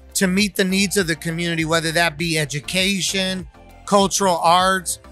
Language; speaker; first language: English; early bilingual, other home language; Spanish